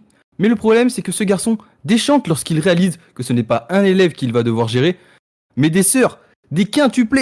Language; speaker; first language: French; native; French